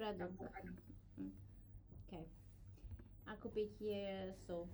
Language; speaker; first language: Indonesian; non-native, learner; English